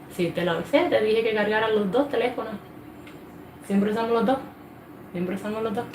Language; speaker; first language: Spanish; early bilingual, heritage; Spanish